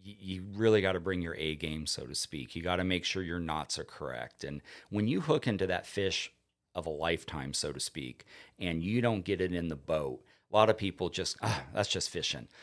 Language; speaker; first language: English; native; English